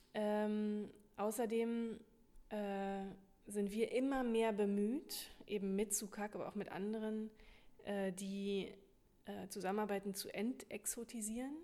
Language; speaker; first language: German; native; German